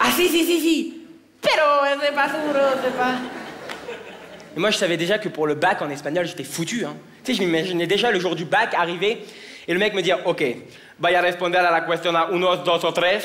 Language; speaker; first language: French; native; French